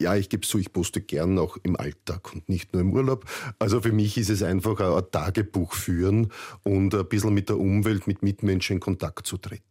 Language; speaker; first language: German; native; German